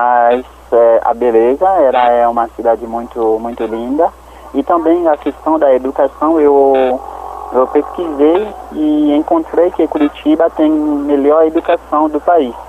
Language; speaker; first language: Portuguese; non-native, learner; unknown